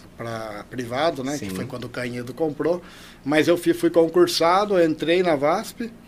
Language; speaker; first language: Portuguese; native; Portuguese